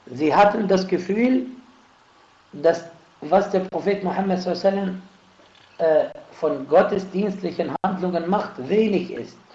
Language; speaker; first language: German; non-native, fluent; Arabic